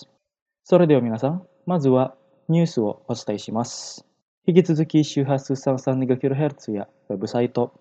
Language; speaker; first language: Japanese; non-native, fluent; Indonesian